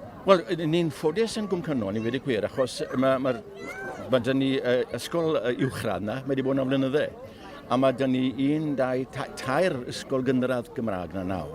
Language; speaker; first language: Welsh; native; Welsh